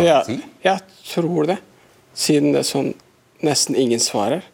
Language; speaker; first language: Norwegian; non-native, fluent; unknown